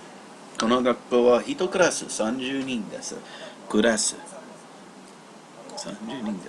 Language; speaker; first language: Japanese; non-native, learner; English